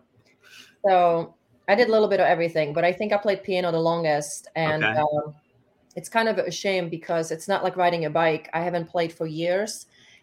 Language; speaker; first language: English; non-native, fluent; Czech